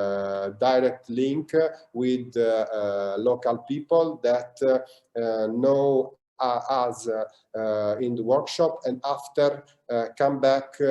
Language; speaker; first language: English; non-native, learner; Italian